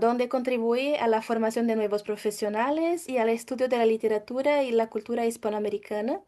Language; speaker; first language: Spanish; non-native, fluent; Portuguese